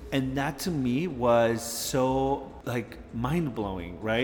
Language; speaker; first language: English; early bilingual, other home language; Spanish